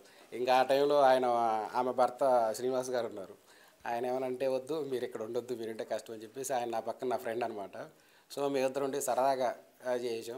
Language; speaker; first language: Telugu; native; Telugu